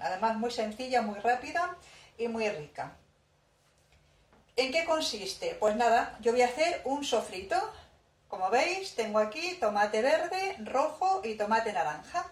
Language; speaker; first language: Spanish; native; Spanish